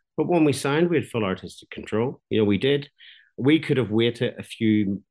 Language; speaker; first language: English; native; English